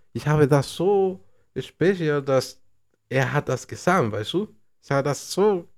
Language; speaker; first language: German; non-native, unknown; Spanish